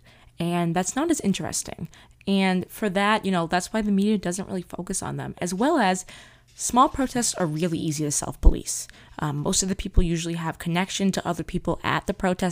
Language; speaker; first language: English; native; English